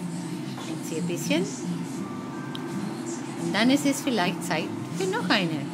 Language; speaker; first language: German; non-native, learner; English